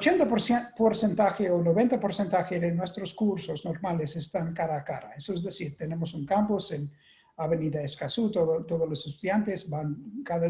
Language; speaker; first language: Spanish; non-native, fluent; English